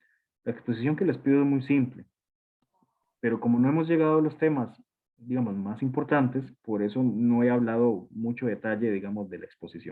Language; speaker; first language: Spanish; native; Spanish